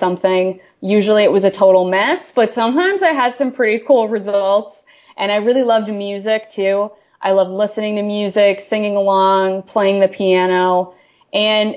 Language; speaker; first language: English; native; English